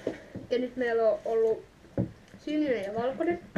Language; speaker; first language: Finnish; native; Finnish